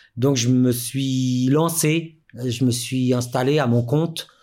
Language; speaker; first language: French; native; French